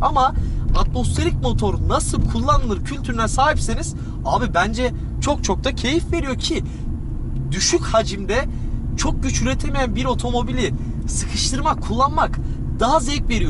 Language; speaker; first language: Turkish; native; Turkish